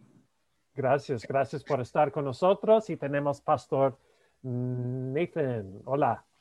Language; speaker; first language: Spanish; non-native, fluent; English